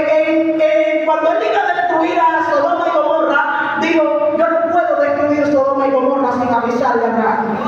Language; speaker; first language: Spanish; native; Spanish